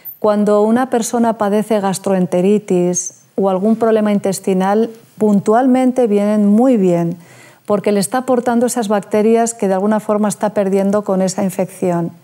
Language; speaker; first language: Spanish; native; Spanish